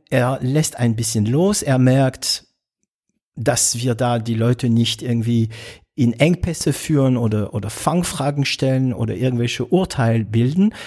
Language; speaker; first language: German; non-native, fluent; French